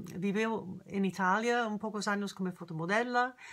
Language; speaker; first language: Spanish; non-native, learner; English